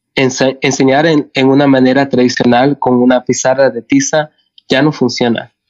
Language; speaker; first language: Spanish; early bilingual, other home language; English